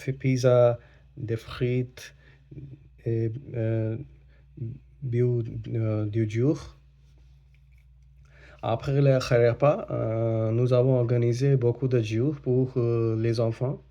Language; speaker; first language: French; non-native, learner; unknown